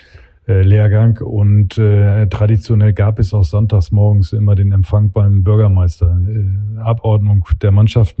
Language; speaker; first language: German; native; German